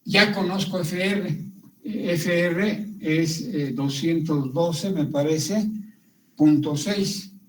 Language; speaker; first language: Spanish; native; Spanish